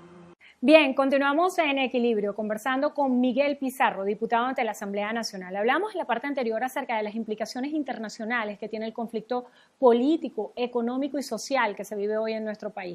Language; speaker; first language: Spanish; native; Spanish